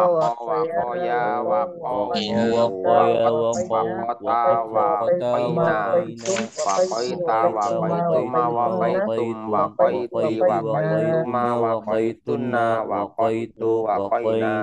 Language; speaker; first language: Arabic; non-native, learner; Indonesian